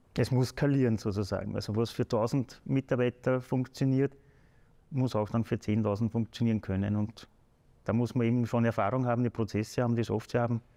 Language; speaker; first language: German; native; German